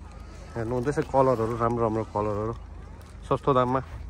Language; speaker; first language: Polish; non-native, learner; Nepali